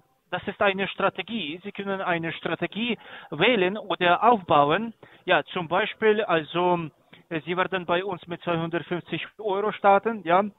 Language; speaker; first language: German; non-native, learner; Greek